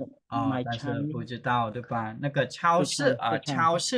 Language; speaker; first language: Chinese; non-native, fluent; Khmer